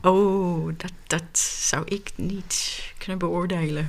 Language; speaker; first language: Dutch; non-native, fluent; English